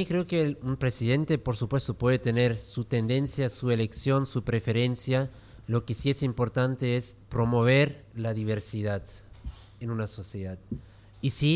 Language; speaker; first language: Spanish; non-native, fluent; German